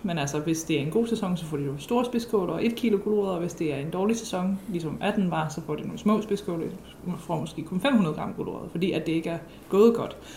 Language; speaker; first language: Danish; non-native, fluent; English